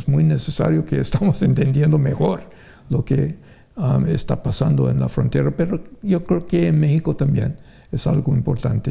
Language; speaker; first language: Spanish; non-native, fluent; English